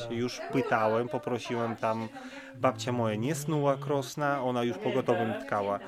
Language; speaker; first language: Polish; early bilingual, other home language; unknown